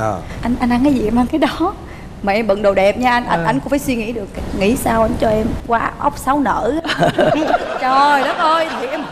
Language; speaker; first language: Vietnamese; native; Vietnamese